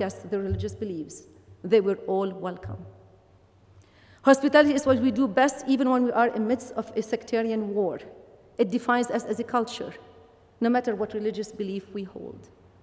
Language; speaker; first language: English; non-native, fluent; Arabic